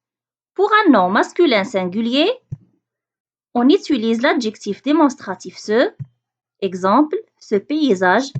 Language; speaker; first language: French; non-native, local second language; Arabic